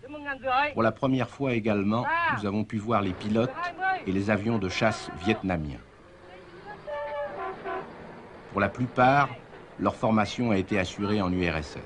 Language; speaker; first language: French; native; French